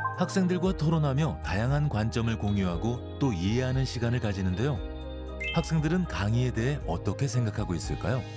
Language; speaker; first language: Korean; native; Korean